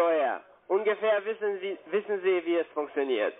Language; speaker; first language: German; non-native, learner; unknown